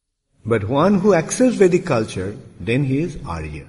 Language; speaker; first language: English; non-native, local second language; Bangla